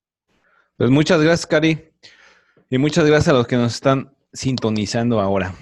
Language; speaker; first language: Spanish; native; Spanish